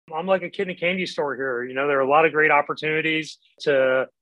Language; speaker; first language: English; native; English